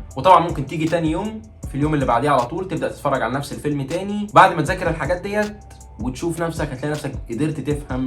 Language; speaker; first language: Arabic; native; Arabic